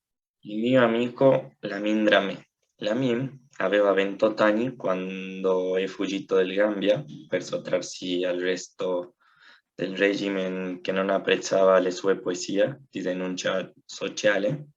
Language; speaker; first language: Italian; non-native, learner; Spanish